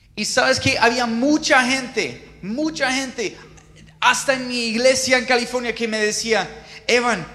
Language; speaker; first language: Spanish; non-native, fluent; English